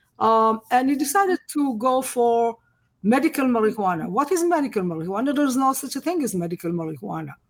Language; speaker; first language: English; non-native, fluent; Hebrew